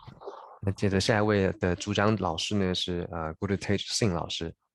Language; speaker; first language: Chinese; native; Chinese